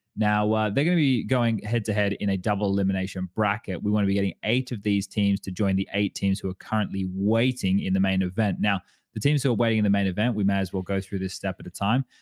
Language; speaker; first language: English; native; English